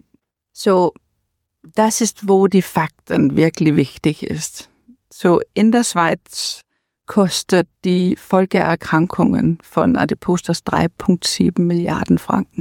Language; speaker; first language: German; non-native, learner; Danish